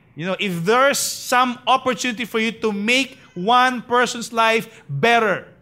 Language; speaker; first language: English; non-native, local second language; Filipino